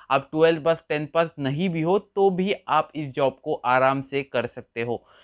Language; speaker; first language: Hindi; native; Hindi